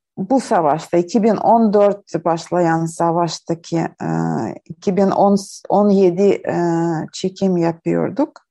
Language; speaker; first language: Turkish; non-native, learner; Ukrainian